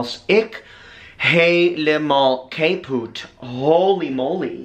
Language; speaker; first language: Dutch; non-native, fluent; English